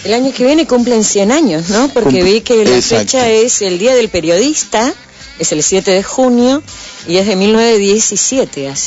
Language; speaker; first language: Spanish; native; Spanish